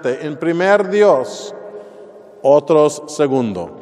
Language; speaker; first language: Spanish; non-native, learner; English